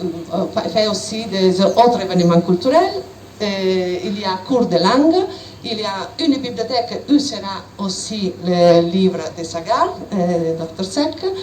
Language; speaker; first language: French; non-native, learner; Italian